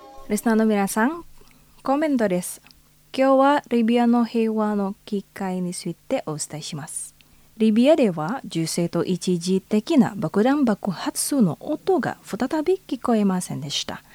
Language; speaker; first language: Japanese; non-native, fluent; Indonesian